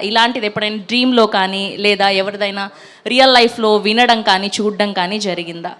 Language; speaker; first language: Telugu; native; Telugu